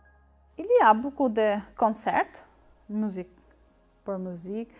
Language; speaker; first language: French; non-native, learner; Albanian